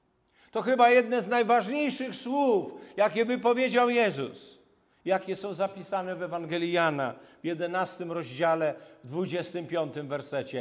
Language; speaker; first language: Polish; native; Polish